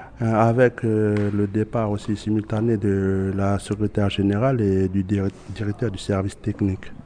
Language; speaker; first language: French; native; French